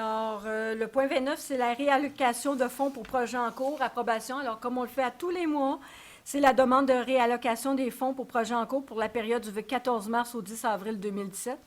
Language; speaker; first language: French; native; French